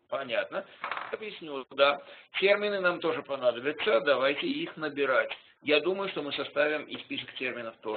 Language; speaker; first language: Russian; native; Russian